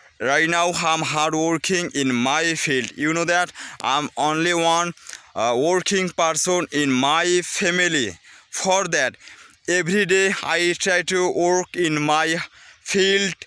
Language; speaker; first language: English; non-native, learner; Bangla